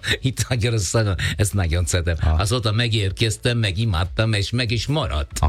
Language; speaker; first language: Hungarian; non-native, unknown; Italian